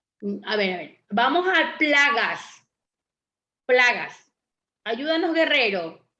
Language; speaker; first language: Spanish; native; Spanish